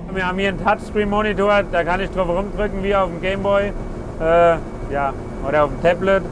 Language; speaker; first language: German; non-native, fluent; Russian